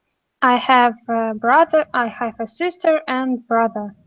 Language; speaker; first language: English; non-native, learner; Russian